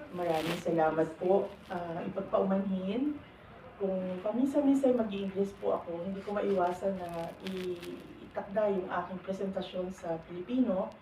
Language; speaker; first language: Filipino; native; Filipino